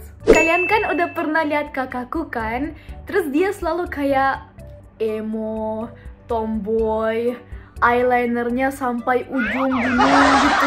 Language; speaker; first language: Indonesian; non-native, fluent; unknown